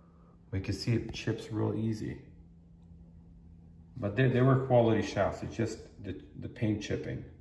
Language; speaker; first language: English; native; English